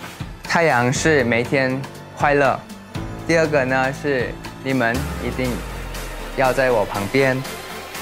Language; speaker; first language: Chinese; non-native, fluent; Thai